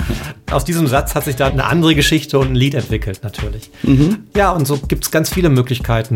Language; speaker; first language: German; native; German